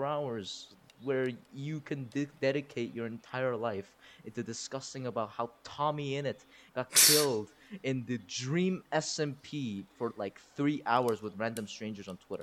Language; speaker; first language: English; non-native, fluent; Korean